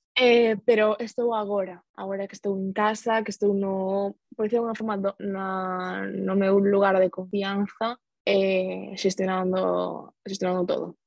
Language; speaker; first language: Galician; non-native, local second language; Spanish